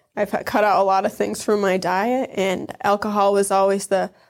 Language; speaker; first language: English; native; English